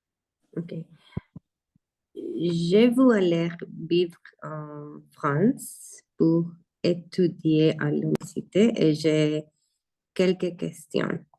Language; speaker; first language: French; non-native, learner; Spanish